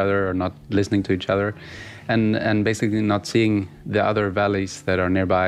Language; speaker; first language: English; non-native, fluent; Swedish